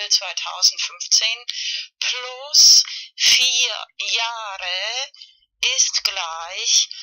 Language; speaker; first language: German; non-native, fluent; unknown